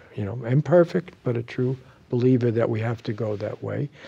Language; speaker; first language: English; native; English